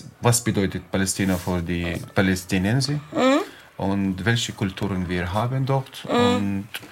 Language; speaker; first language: German; non-native, learner; Arabic